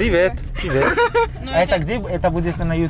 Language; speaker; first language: Russian; non-native, learner; Italian